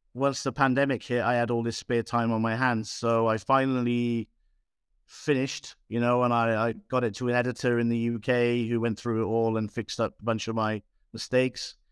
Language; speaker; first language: English; native; English